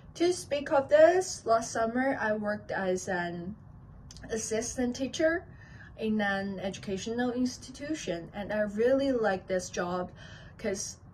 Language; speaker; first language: English; non-native, learner; Chinese